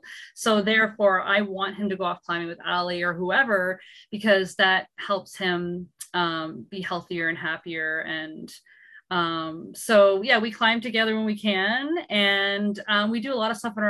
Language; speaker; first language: English; native; English